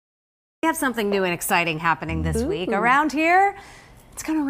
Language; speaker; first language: English; native; English